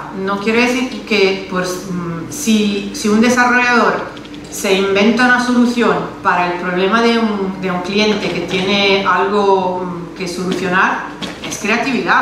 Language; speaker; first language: Spanish; non-native, fluent; Italian